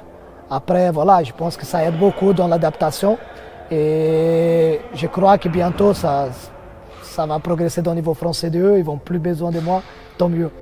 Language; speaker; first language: French; non-native, fluent; Portuguese